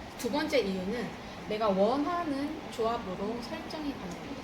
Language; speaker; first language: Korean; native; Korean